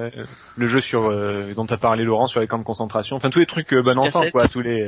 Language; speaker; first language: French; native; French